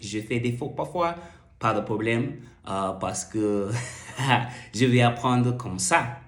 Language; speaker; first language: French; non-native, learner; English